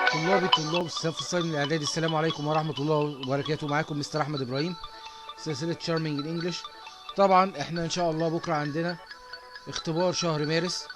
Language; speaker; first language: Arabic; native; Arabic